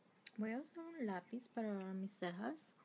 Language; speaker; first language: Spanish; early bilingual, heritage; Spanish